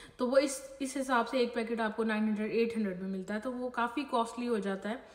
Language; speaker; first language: Urdu; native; Urdu